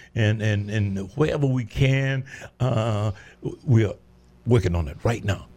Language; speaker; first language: English; native; English